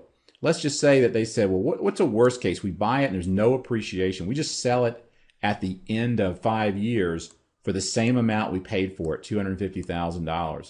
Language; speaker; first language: English; native; English